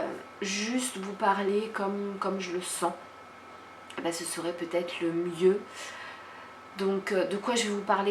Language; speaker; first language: French; native; French